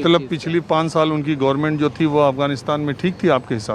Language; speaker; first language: Hindi; native; Hindi